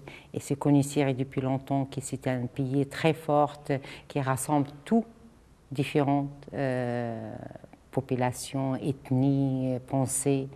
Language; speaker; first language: French; non-native, fluent; Arabic